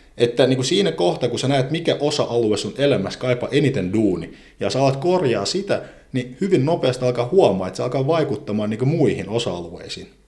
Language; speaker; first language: Finnish; non-native, fluent; Azerbaijani